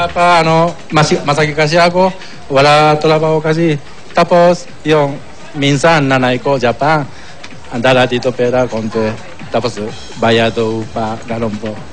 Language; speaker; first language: Filipino; non-native, learner; Korean